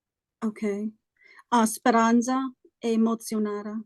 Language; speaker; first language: Italian; non-native, learner; English